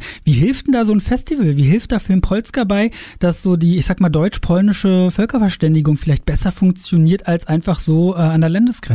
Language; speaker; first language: German; native; German